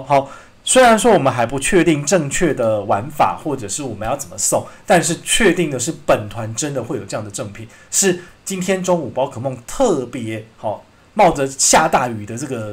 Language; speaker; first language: Chinese; native; Chinese